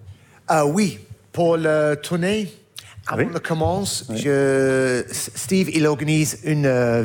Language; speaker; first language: French; non-native, learner; English